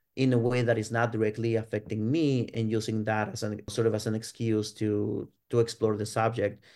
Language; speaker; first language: English; non-native, fluent; Spanish